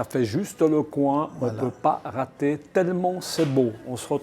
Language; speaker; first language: French; native; French